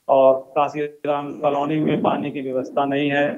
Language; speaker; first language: Hindi; native; Hindi